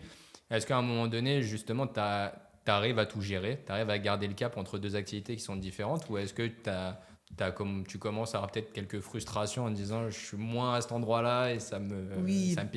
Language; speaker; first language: French; native; French